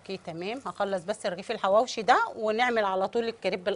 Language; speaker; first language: Arabic; native; Arabic